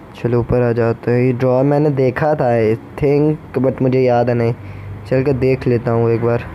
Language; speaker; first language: Hindi; native; Hindi